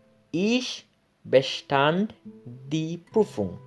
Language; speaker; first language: German; non-native, learner; Bangla